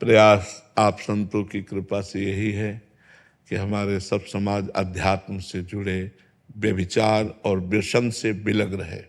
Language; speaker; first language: Hindi; native; Hindi